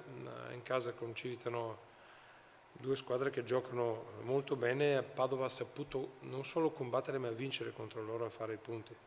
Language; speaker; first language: Italian; non-native, fluent; Bulgarian